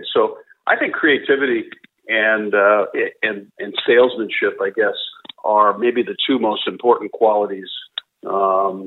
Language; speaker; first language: English; native; English